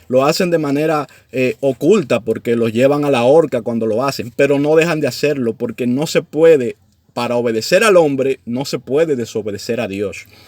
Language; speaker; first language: Spanish; native; Spanish